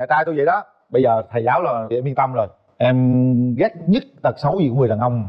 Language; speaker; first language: Vietnamese; native; Vietnamese